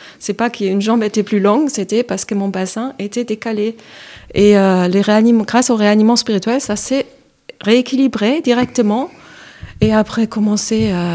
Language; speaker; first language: French; non-native, fluent; German